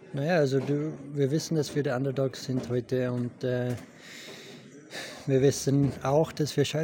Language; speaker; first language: German; non-native, fluent; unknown